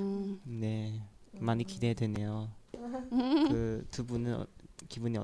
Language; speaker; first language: Korean; non-native, learner; Chinese